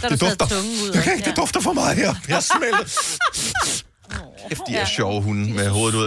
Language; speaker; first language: Danish; native; Danish